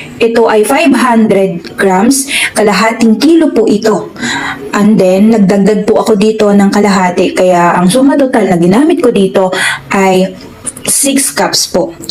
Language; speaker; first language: Filipino; non-native, local second language; Waray